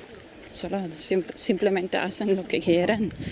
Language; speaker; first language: Spanish; non-native, fluent; German